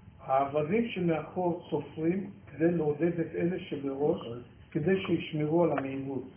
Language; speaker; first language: Hebrew; native; Hebrew